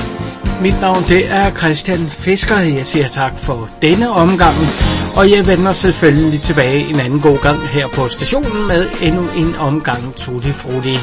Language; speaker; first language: Danish; native; Danish